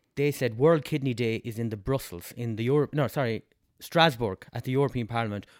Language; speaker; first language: English; native; English